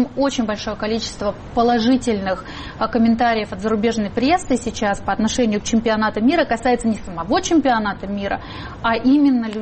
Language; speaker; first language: Russian; native; Russian